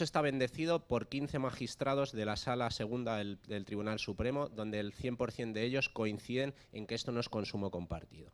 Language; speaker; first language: Spanish; native; Spanish